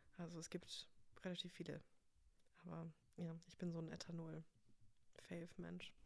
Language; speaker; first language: German; early bilingual, other home language; English